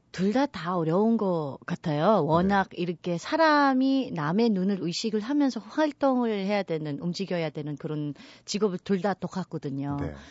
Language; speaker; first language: Korean; non-native, fluent; Filipino